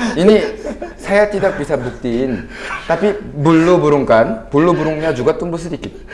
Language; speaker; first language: Indonesian; non-native, fluent; Korean